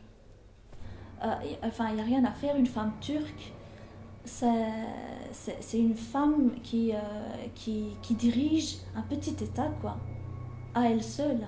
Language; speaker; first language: French; early bilingual, other home language; Turkish